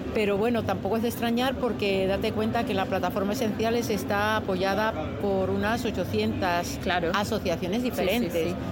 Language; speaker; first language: Spanish; native; Spanish